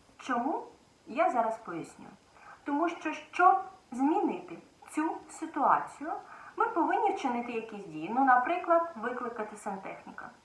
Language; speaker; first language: Ukrainian; native; Ukrainian